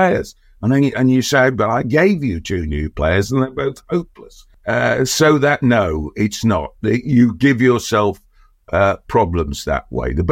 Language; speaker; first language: English; native; English